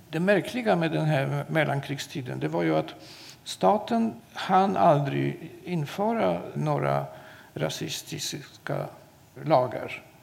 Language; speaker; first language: Swedish; non-native, fluent; Polish